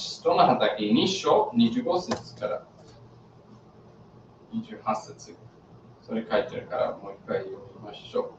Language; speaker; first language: Japanese; non-native, fluent; English